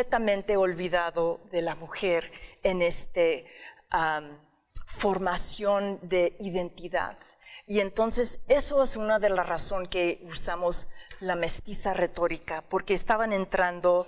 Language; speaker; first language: Spanish; early bilingual, heritage; English